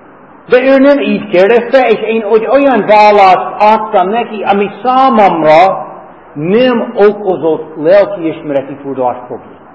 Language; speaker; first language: Hungarian; non-native, fluent; English